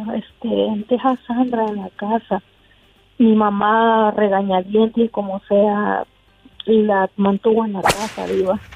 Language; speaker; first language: Spanish; native; Spanish